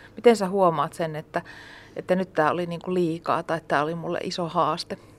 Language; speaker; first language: Finnish; native; Finnish